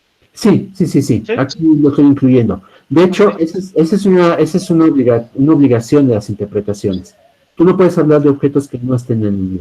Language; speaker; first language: Spanish; native; Spanish